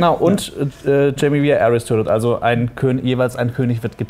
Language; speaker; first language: German; native; German